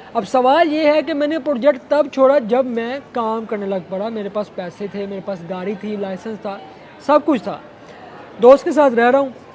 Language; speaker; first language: Urdu; non-native, local second language; Punjabi